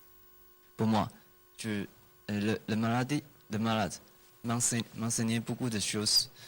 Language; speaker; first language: French; non-native, learner; Chinese